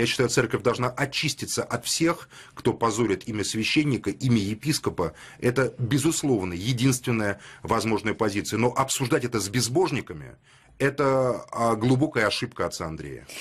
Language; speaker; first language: Russian; native; Russian